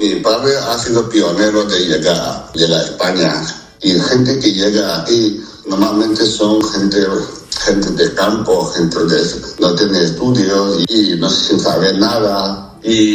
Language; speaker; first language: Spanish; non-native, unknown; Chinese